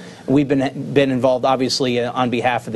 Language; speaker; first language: English; native; English